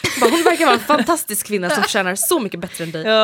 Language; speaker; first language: Swedish; native; Swedish